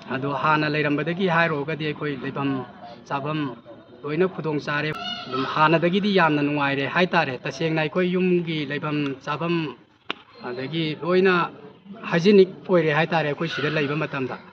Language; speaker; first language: Manipuri; native; Manipuri